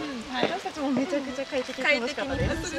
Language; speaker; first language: Japanese; native; Japanese